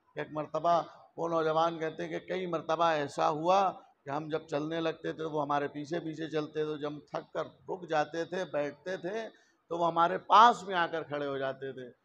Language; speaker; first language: Urdu; native; Urdu